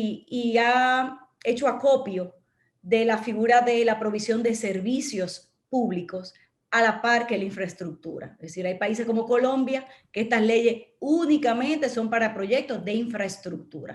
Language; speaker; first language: Spanish; native; Spanish